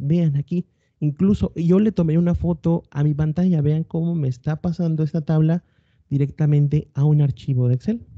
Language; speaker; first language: Spanish; native; Spanish